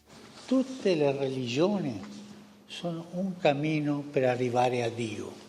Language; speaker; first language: Italian; early bilingual, heritage; Spanish